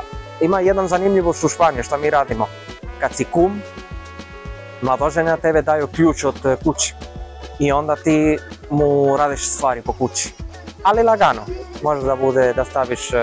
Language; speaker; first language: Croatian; non-native, learner; Spanish